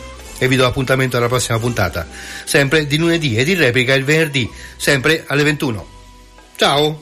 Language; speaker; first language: Italian; native; Italian